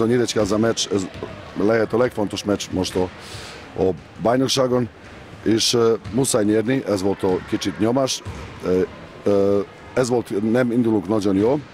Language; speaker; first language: Hungarian; non-native, learner; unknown